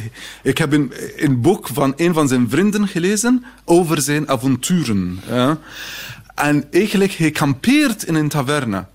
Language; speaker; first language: Dutch; non-native, fluent; Arabic